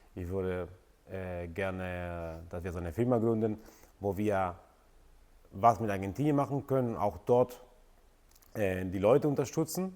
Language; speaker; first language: German; non-native, fluent; Spanish